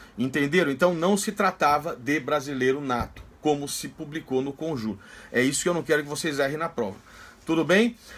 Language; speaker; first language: Portuguese; native; Portuguese